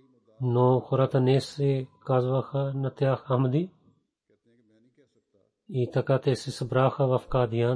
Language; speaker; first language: Bulgarian; non-native, learner; Urdu